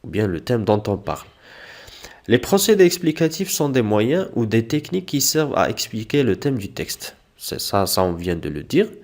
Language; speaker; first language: French; non-native, local second language; Arabic